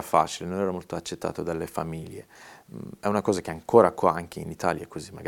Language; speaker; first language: Italian; non-native, fluent; Persian